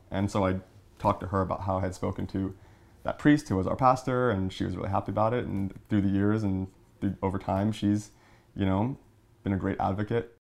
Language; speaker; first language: English; native; English